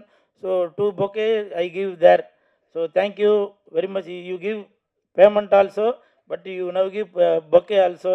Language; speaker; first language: Tamil; native; Tamil